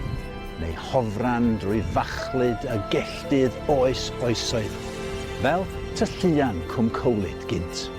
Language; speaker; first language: Welsh; native; Welsh